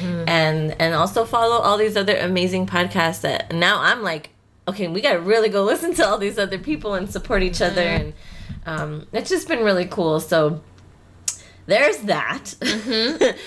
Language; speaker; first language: English; early bilingual, other home language; Spanish